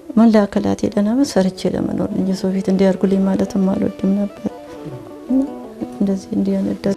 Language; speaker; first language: Amharic; native; Amharic